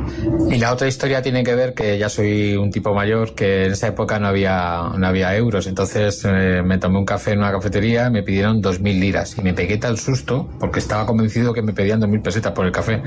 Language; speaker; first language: Spanish; native; Spanish